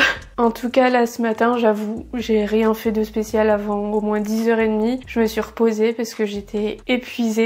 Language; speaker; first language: French; native; French